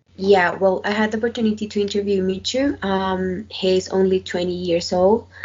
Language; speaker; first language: English; non-native, learner; Spanish